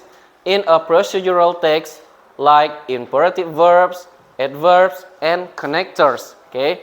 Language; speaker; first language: English; non-native, fluent; Indonesian